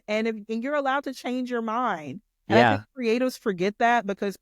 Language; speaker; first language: English; native; English